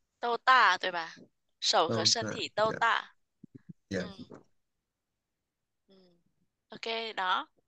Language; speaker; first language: Chinese; non-native, fluent; Vietnamese